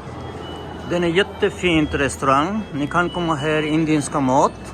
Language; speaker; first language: Swedish; non-native, learner; Urdu